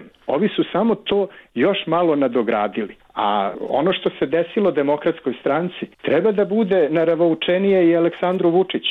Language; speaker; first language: Serbian; native; Serbian